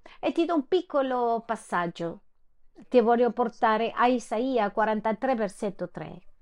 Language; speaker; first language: Italian; non-native, fluent; Spanish